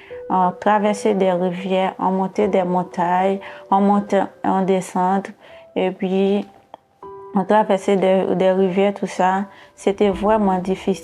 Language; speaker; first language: French; non-native, learner; Haitian Creole